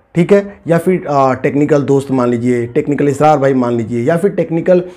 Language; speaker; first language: Hindi; native; Hindi